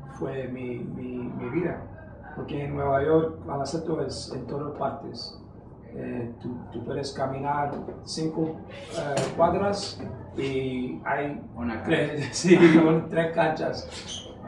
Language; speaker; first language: Spanish; early bilingual, heritage; English